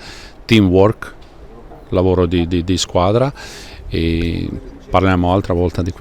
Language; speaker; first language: Italian; non-native, fluent; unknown